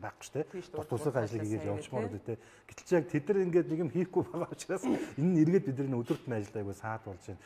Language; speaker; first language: Mongolian; native; Mongolian